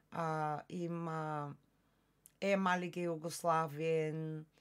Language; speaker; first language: German; non-native, fluent; Bulgarian